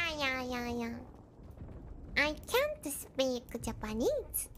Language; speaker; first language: English; non-native, learner; Japanese